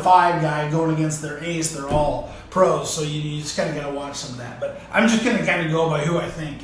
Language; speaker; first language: English; native; English